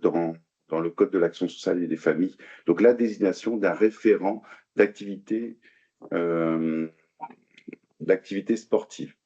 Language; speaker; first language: French; native; French